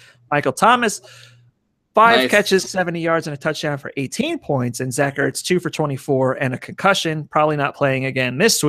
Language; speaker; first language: English; native; English